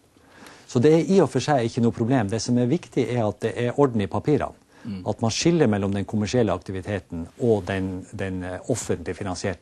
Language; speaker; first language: Norwegian; native; Norwegian